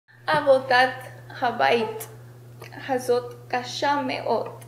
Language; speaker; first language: Hebrew; non-native, learner; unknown